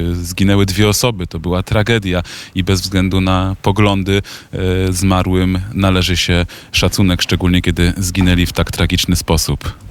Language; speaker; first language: Polish; native; Polish